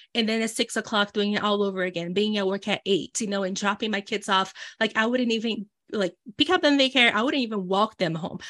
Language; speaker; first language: English; early bilingual, other home language; Portuguese